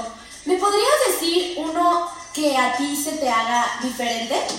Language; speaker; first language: Spanish; native; Spanish